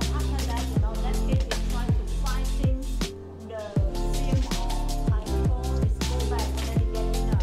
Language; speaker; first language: English; non-native, learner; Khmer